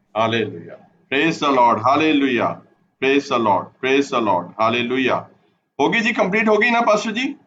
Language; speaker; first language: Urdu; non-native, local second language; Punjabi